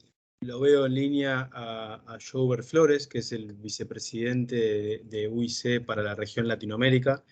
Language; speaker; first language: Spanish; native; Spanish